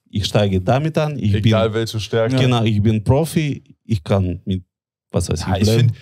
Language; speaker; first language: German; non-native, fluent; Latvian